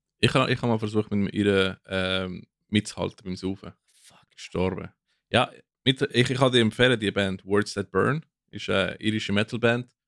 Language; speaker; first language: German; non-native, fluent; English